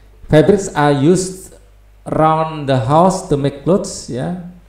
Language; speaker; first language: English; non-native, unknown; Indonesian